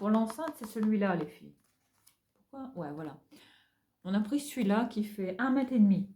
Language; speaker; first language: French; native; French